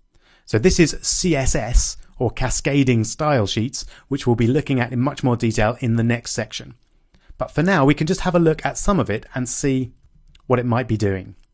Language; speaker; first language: English; native; English